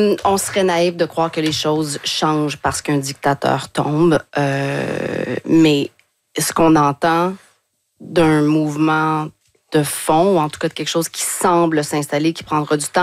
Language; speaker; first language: French; native; French